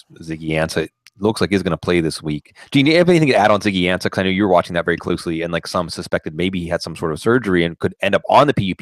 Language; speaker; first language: English; native; English